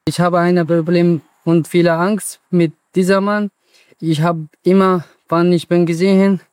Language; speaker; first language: German; non-native, learner; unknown